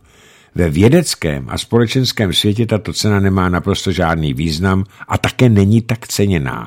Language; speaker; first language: Czech; native; Czech